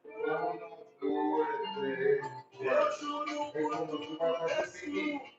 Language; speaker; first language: Italian; non-native, learner; Portuguese